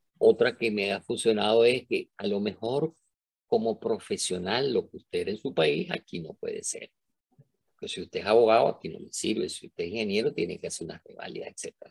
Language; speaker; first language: Spanish; native; Spanish